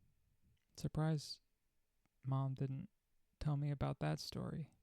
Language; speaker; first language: English; native; English